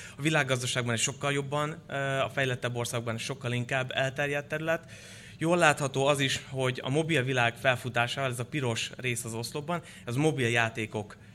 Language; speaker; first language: Hungarian; native; Hungarian